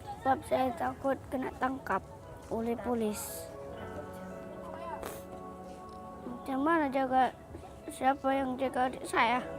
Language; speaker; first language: Indonesian; early bilingual, other home language; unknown